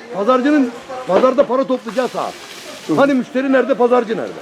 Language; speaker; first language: Turkish; native; Turkish